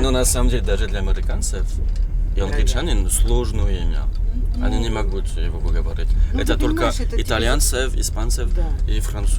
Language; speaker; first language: Russian; non-native, learner; French